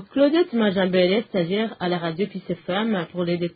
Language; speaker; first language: French; non-native, local second language; Rundi